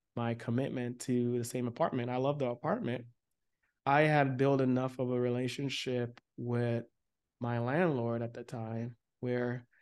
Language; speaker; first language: English; early bilingual, other home language; Yoruba